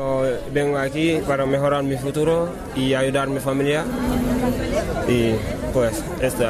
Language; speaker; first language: Spanish; non-native, learner; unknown